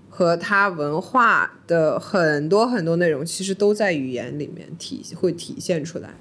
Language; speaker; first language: Chinese; early bilingual, heritage; Chinese